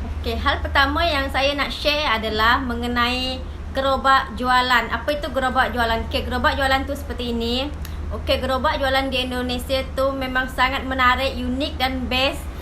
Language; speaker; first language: Malay; native; Malay